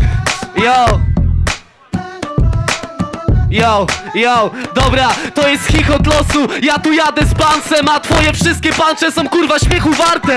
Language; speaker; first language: Polish; native; Polish